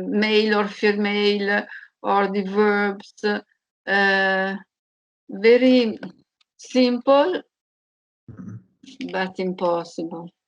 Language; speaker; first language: English; non-native, learner; Italian